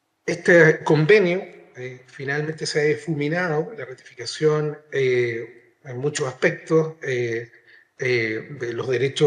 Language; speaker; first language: Spanish; native; Spanish